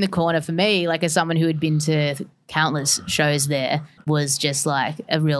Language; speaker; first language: English; native; English